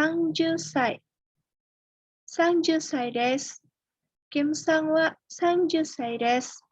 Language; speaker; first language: Japanese; non-native, fluent; Indonesian